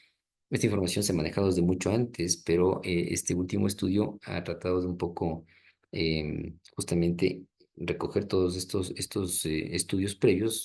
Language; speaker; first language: Spanish; native; Spanish